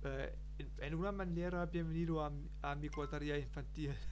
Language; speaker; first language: Spanish; non-native, learner; German